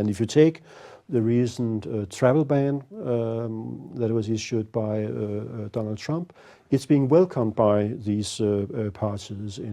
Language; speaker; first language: English; non-native, fluent; Danish